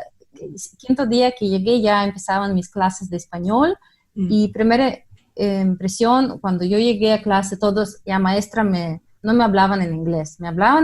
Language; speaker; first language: Spanish; non-native, fluent; Russian